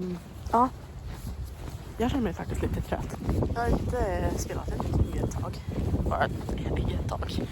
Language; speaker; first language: Swedish; non-native, fluent; English